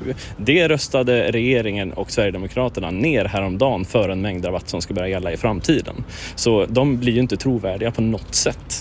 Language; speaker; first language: Swedish; native; Swedish